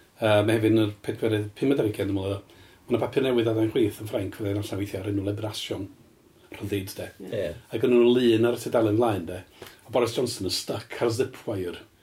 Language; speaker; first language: Welsh; native; Welsh